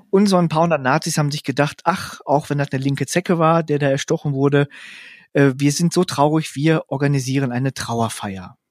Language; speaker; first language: German; native; German